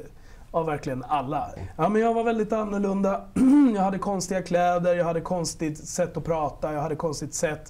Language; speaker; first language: Swedish; early bilingual, other home language; Spanish